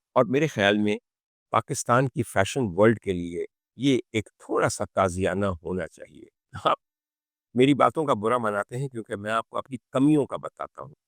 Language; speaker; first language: Urdu; native; Urdu